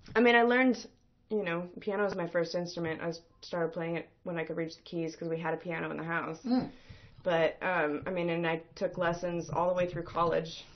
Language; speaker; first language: English; native; English